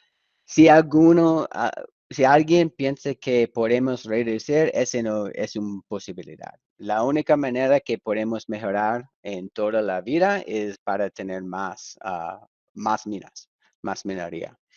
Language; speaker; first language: Spanish; non-native, fluent; English